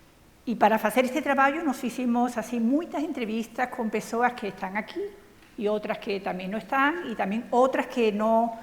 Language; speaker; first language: Portuguese; non-native, fluent; Spanish